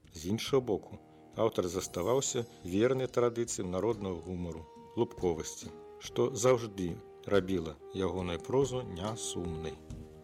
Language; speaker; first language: Belarusian; native; Belarusian